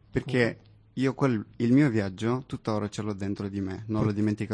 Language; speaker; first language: Italian; non-native, fluent; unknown